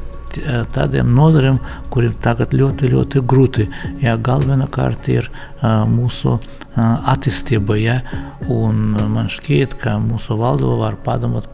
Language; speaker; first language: Latvian; non-native, local second language; Russian